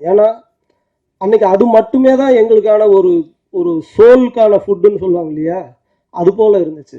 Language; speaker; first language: Tamil; native; Tamil